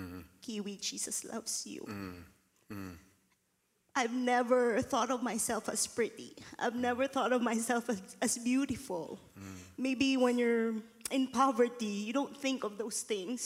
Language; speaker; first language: English; non-native, local second language; Filipino